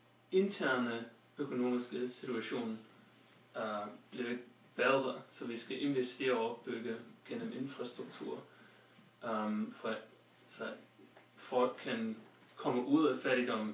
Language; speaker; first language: Danish; non-native, fluent; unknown